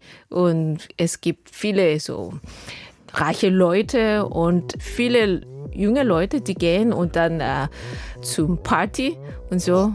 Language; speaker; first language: German; non-native, fluent; Korean